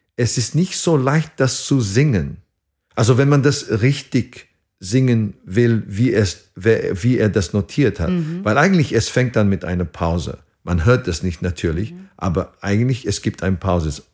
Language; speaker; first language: German; non-native, fluent; English